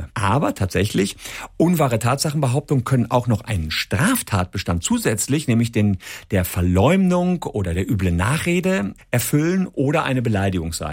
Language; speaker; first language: German; native; German